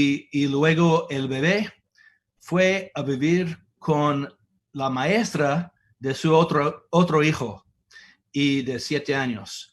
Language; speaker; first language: Spanish; non-native, fluent; English